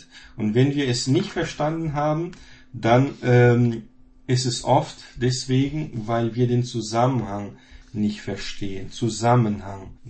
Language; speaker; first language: German; non-native, fluent; Portuguese